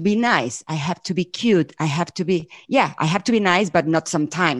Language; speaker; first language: English; non-native, fluent; Spanish